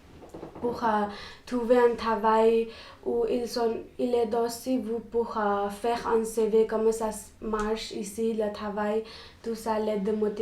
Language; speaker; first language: French; non-native, learner; Nepali